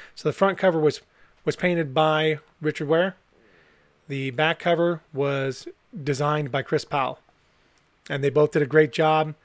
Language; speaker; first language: English; native; English